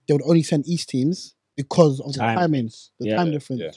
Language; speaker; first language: English; non-native, local second language; Akan